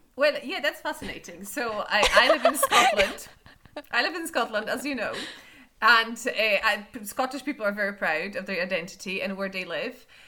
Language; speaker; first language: English; non-native, fluent; Polish